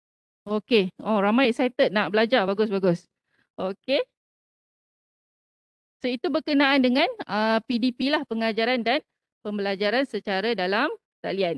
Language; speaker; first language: Malay; native; Malay